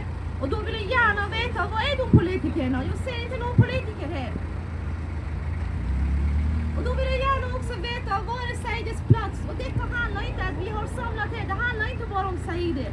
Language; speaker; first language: Swedish; non-native, fluent; Persian